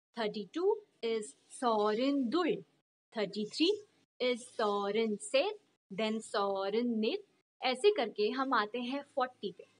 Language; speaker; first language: Hindi; native; Hindi